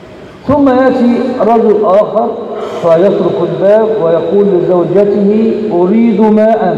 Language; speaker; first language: Arabic; native; Arabic